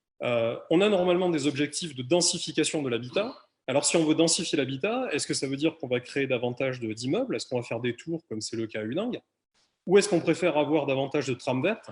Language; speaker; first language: French; native; French